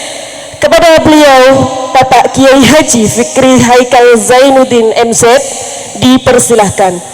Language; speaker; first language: Indonesian; native; Indonesian